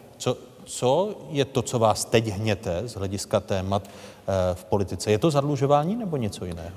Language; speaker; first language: Czech; native; Czech